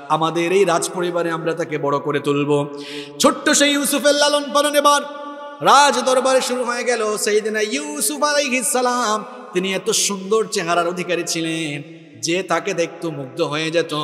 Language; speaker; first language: Bangla; native; Bangla